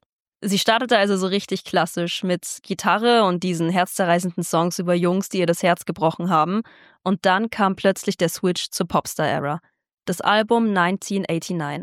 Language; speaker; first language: German; native; German